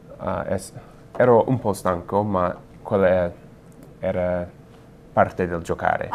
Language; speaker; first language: Italian; non-native, learner; English